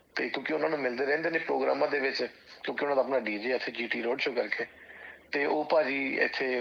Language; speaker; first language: Punjabi; native; Punjabi